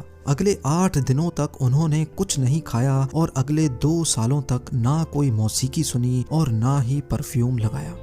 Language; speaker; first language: Urdu; native; Urdu